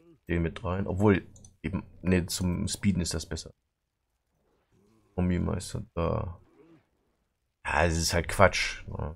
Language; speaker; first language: German; native; German